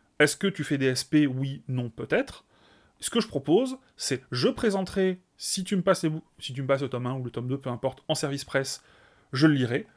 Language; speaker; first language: French; native; French